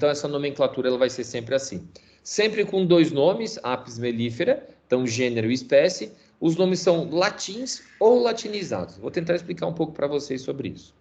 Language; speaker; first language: Portuguese; native; Portuguese